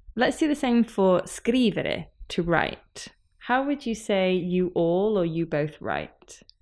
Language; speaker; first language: English; native; English